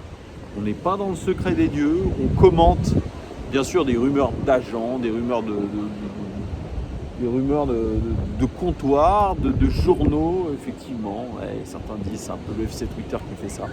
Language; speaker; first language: French; native; French